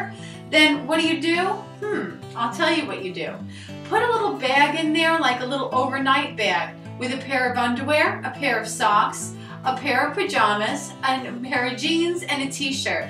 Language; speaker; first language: English; native; English